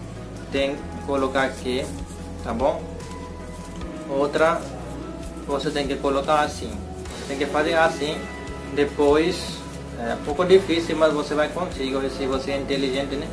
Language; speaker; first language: Portuguese; non-native, learner; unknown